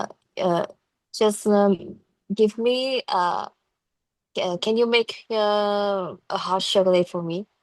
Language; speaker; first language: English; non-native, learner; Vietnamese